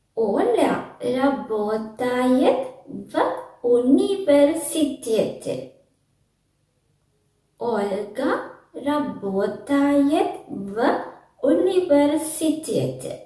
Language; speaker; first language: Russian; non-native, learner; Sinhala